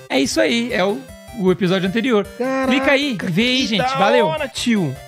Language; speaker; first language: Portuguese; native; Portuguese